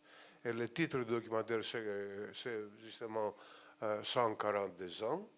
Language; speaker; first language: French; non-native, fluent; Greek